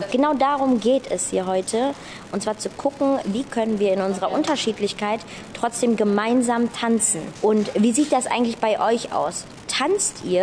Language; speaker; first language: German; native; German